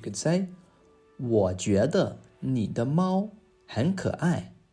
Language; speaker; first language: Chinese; non-native, fluent; English